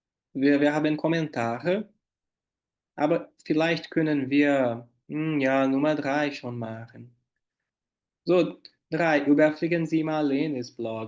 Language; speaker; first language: German; non-native, learner; Portuguese